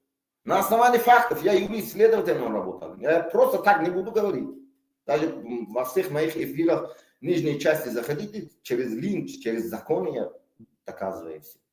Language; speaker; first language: Russian; non-native, local second language; Tajik